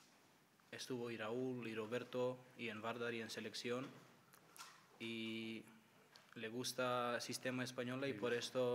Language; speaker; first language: Spanish; non-native, learner; Macedonian